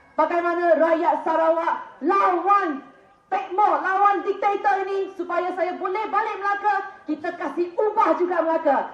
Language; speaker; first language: Malay; non-native, local second language; Chinese